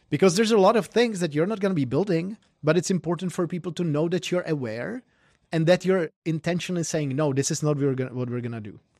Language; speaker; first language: English; non-native, fluent; Czech